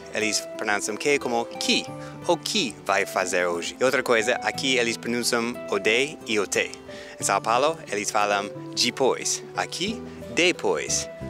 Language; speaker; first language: Portuguese; non-native, fluent; English